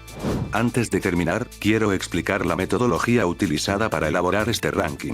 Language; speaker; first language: Spanish; native; Spanish